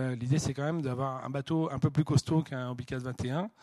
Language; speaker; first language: French; native; French